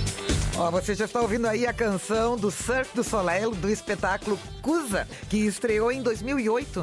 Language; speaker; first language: Portuguese; native; Portuguese